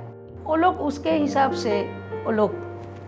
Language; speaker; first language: Hindi; non-native, local second language; Bangla